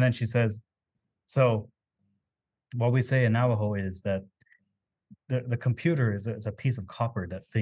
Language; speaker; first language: English; early bilingual, other home language; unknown